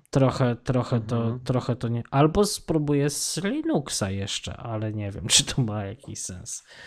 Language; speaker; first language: Polish; native; Polish